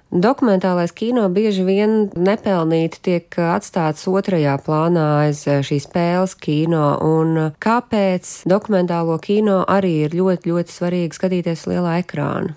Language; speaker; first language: Latvian; native; Latvian